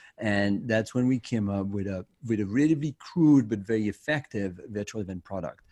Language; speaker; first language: English; non-native, fluent; French